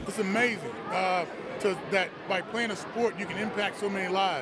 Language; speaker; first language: English; native; English